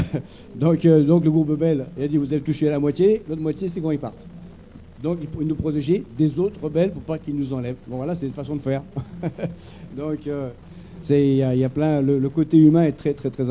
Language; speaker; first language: French; native; French